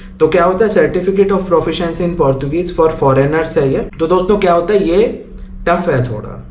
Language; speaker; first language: Hindi; native; Hindi